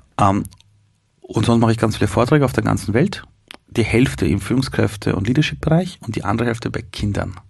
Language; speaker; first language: German; early bilingual, other home language; Persian